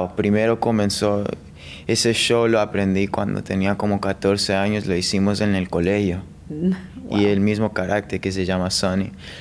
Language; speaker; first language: Spanish; early bilingual, heritage; English